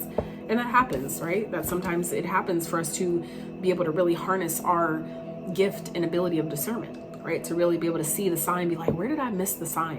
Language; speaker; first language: English; native; English